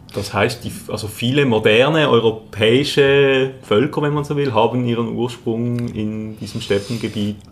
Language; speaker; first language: German; native; German